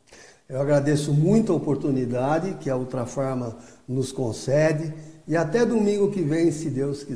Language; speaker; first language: Portuguese; native; Portuguese